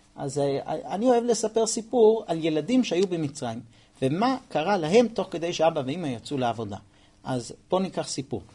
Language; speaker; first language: Hebrew; non-native, fluent; English